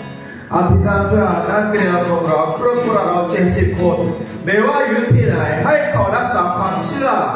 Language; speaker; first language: Thai; non-native, fluent; Korean